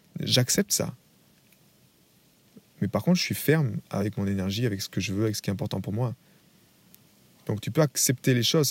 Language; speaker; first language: French; native; French